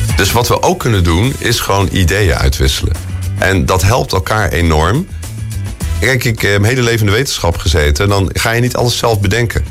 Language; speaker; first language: Dutch; native; Dutch